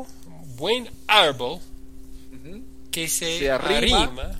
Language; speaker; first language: Spanish; non-native, learner; English